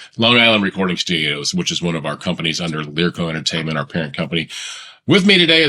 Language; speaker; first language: English; native; English